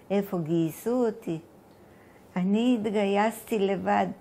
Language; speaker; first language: Hebrew; non-native, fluent; Bulgarian